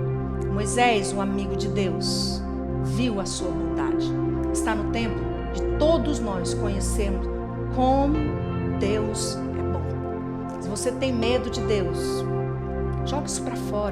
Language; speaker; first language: Portuguese; native; Portuguese